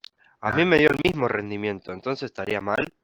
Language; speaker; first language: Spanish; native; Spanish